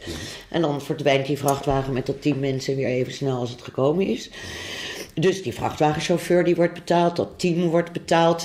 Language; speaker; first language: Dutch; native; Dutch